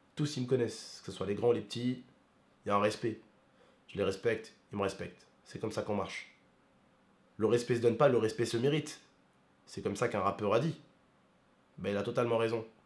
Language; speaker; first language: French; early bilingual, other home language; Arabic